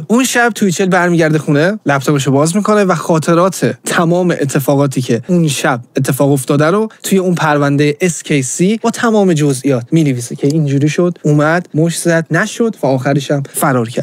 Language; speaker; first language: Persian; native; Persian